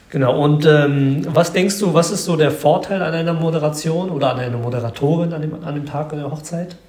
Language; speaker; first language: German; early bilingual, other home language; Vietnamese